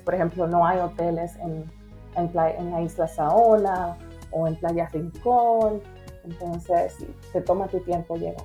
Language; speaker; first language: Spanish; native; Spanish